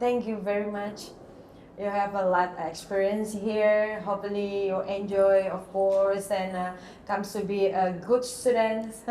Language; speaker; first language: English; non-native, learner; Indonesian